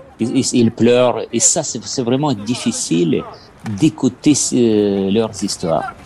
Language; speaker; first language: French; non-native, learner; Ukrainian